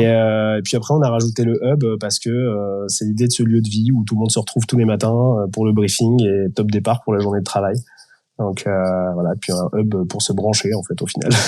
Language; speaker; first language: French; native; French